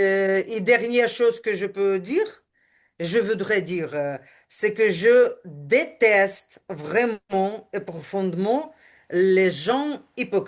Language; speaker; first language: French; non-native, learner; Ukrainian